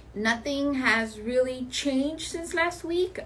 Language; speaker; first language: English; early bilingual, other home language; Spanish